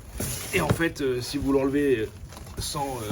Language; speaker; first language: French; native; French